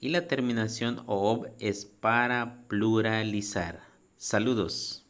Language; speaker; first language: Spanish; non-native, local second language; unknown